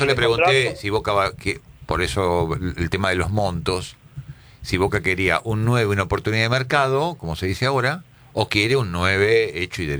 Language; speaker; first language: Spanish; native; Spanish